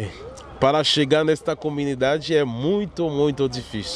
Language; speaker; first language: Portuguese; non-native, learner; Haitian Creole